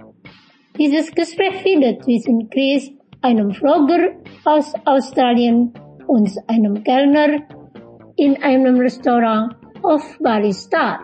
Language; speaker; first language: German; non-native, fluent; Indonesian